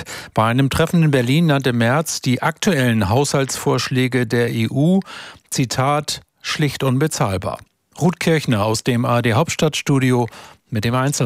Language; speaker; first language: German; native; German